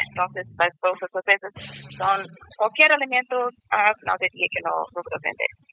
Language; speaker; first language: Spanish; non-native, learner; Portuguese